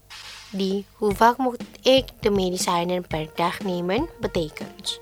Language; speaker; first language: Dutch; non-native, learner; Indonesian